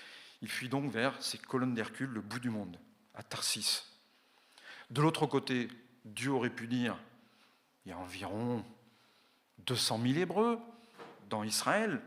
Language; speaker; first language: French; native; French